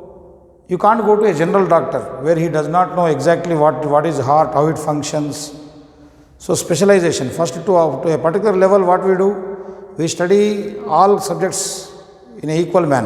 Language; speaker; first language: English; non-native, local second language; Telugu